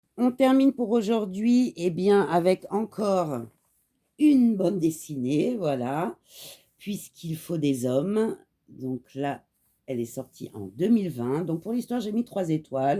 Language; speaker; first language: French; native; French